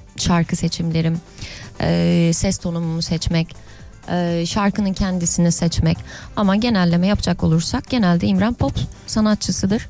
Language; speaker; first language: Turkish; early bilingual, heritage; Turkish